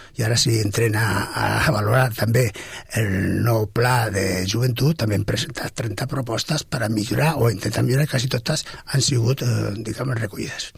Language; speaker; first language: Catalan; non-native, local second language; Spanish